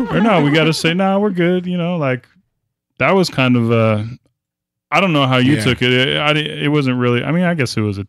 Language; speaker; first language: English; native; English